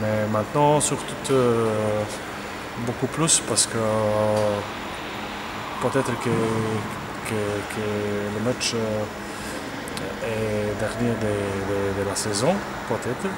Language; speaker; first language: French; non-native, learner; Portuguese